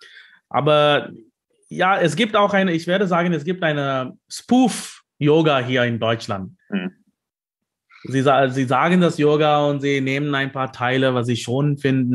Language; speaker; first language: German; non-native, fluent; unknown